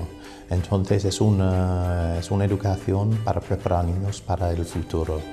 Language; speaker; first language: Spanish; non-native, fluent; English